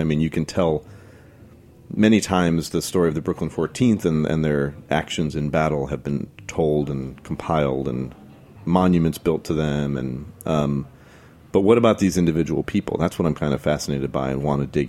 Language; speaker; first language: English; native; English